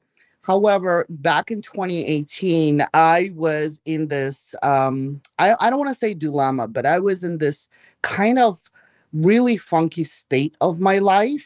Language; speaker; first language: English; non-native, fluent; Russian